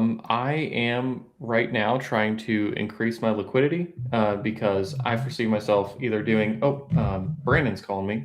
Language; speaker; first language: English; native; English